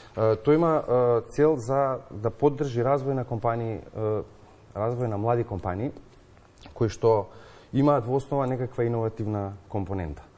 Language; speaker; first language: Macedonian; native; Macedonian